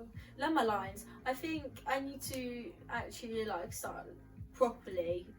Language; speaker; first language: English; native; English